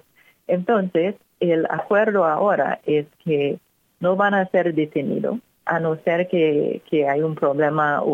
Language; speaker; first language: Spanish; non-native, fluent; English